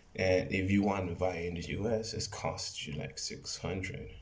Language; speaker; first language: English; non-native, fluent; Spanish